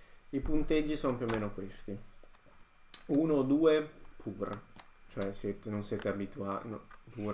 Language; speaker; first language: Italian; native; Italian